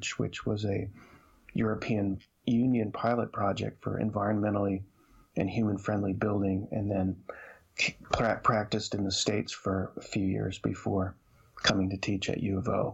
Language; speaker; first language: English; native; English